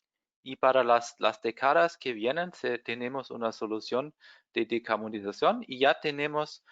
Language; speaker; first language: Spanish; non-native, fluent; German